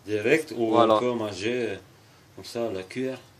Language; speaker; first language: French; non-native, fluent; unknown